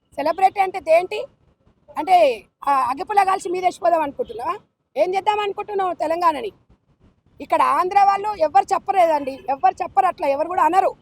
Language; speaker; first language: Telugu; native; Telugu